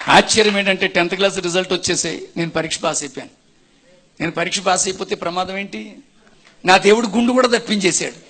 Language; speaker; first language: Telugu; non-native, local second language; Tamil